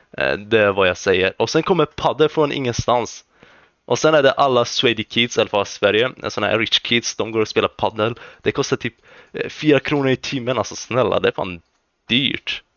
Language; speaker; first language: Swedish; early bilingual, other home language; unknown